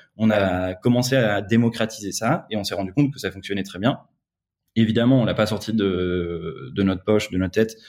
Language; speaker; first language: French; native; French